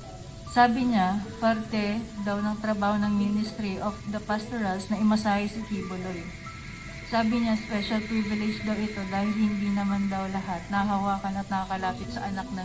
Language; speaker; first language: Filipino; native; Filipino